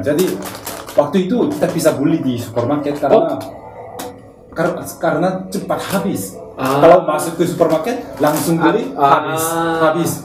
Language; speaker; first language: Indonesian; non-native, learner; Korean